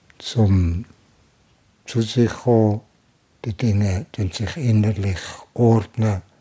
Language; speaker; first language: German; native; German